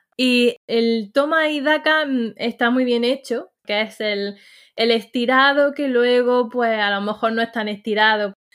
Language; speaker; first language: Spanish; native; Spanish